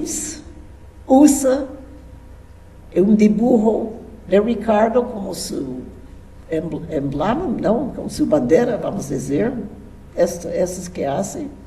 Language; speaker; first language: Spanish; non-native, fluent; English